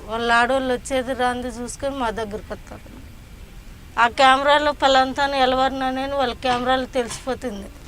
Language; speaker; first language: Telugu; native; Telugu